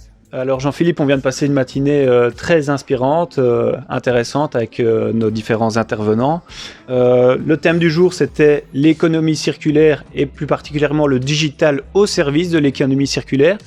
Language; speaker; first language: French; native; French